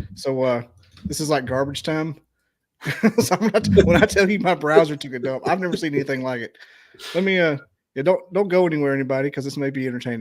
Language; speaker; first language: English; native; English